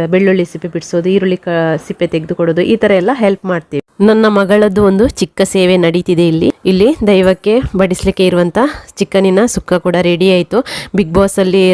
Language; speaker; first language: Kannada; non-native, local second language; Tulu